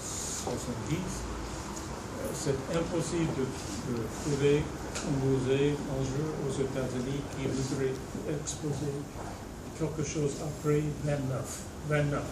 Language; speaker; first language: French; non-native, fluent; English